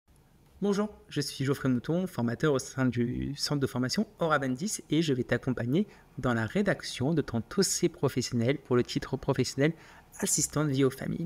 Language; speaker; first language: French; native; French